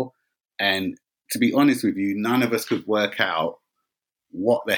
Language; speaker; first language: English; native; English